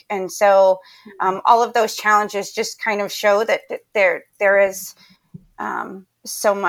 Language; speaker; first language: English; native; English